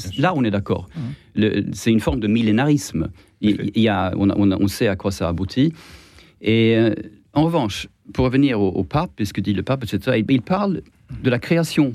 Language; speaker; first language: French; non-native, fluent; Swedish